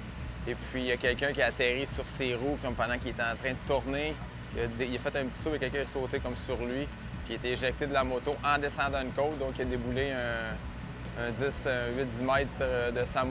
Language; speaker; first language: French; native; French